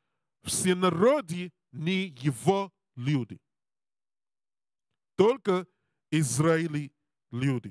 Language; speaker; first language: Russian; non-native, learner; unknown